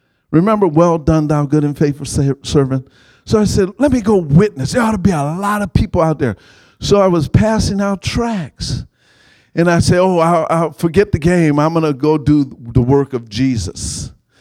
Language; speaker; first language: English; native; English